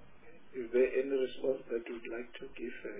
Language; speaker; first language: English; non-native, local second language; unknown